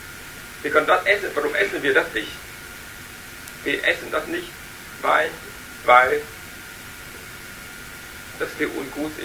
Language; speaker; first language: German; non-native, learner; Vietnamese